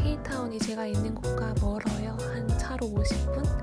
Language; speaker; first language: Korean; native; Korean